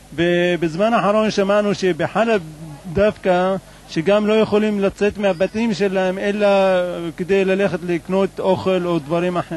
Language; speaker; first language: Hebrew; non-native, fluent; Arabic